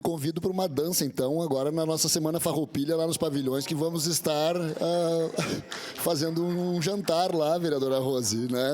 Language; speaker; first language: Portuguese; native; Portuguese